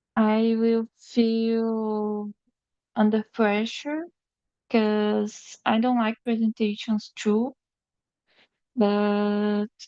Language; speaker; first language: English; non-native, learner; Portuguese